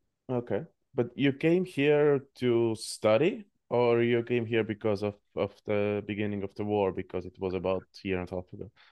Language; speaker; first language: English; non-native, fluent; Estonian